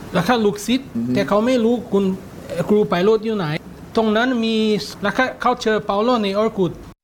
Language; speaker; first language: Thai; non-native, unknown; Portuguese